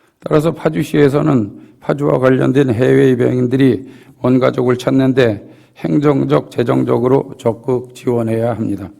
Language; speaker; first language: Korean; native; Korean